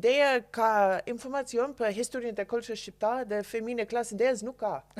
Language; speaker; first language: Albanian; non-native, learner; English